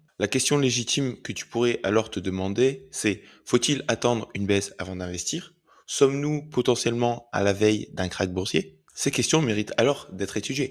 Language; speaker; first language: French; native; French